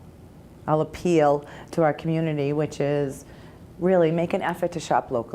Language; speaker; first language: English; native; English